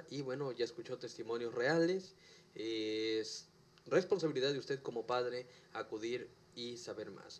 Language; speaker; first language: Spanish; native; Spanish